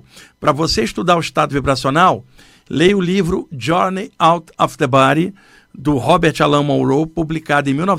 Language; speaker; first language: Portuguese; native; Portuguese